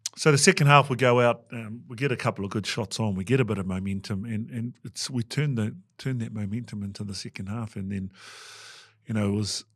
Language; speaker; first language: English; native; English